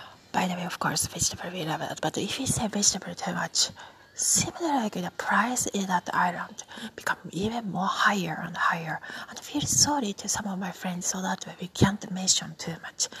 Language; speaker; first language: English; non-native, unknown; Japanese